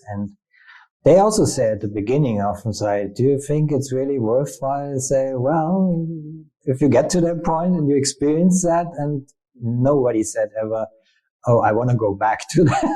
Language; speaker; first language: English; non-native, fluent; German